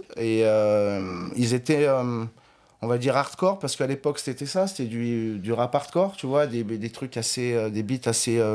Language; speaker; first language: French; native; French